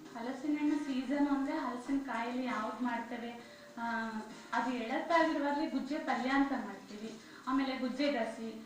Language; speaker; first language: Kannada; native; Kannada